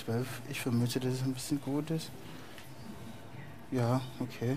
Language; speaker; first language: German; non-native, fluent; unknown